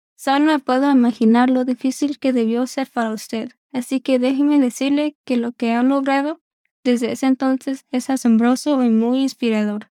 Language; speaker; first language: Spanish; early bilingual, heritage; Spanish